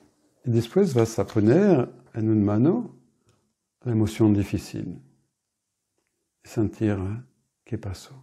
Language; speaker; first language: Spanish; non-native, fluent; French